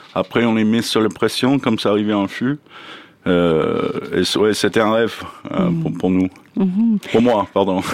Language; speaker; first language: French; non-native, learner; English